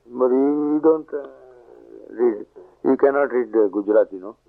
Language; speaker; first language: English; non-native, local second language; Marathi